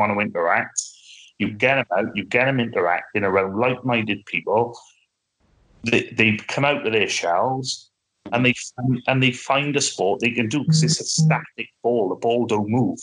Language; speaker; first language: English; native; English